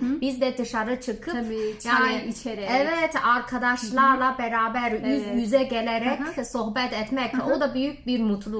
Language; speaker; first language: Turkish; non-native, learner; Chinese